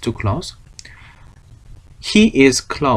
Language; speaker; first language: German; non-native, fluent; Korean